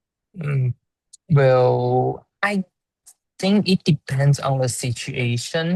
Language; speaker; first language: English; non-native, learner; Chinese